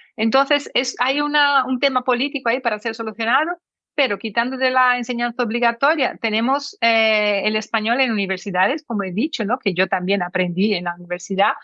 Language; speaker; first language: Spanish; early bilingual, heritage; Portuguese